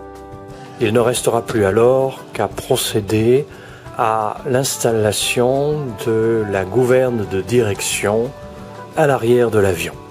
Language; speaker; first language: French; native; French